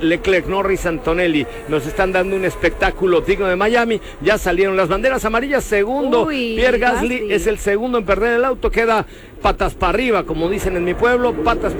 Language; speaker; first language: Spanish; native; Spanish